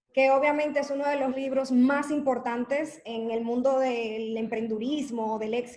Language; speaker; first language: Spanish; native; Spanish